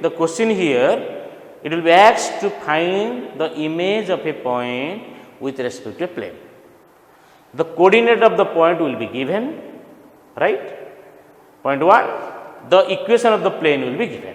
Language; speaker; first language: English; non-native, local second language; Odia